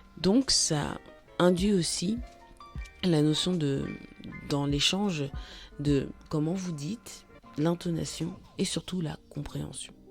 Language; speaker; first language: French; native; French